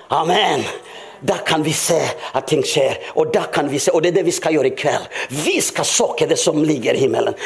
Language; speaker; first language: Norwegian; non-native, fluent; Rundi